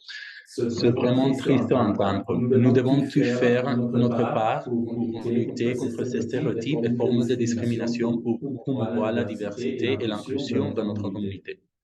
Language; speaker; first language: French; non-native, learner; Spanish